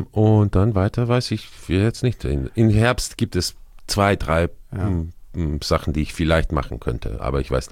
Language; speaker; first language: German; non-native, fluent; Croatian